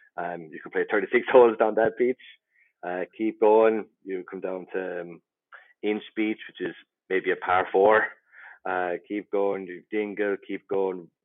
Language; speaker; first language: English; native; English